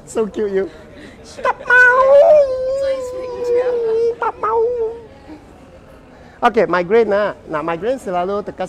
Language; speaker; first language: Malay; non-native, local second language; Chinese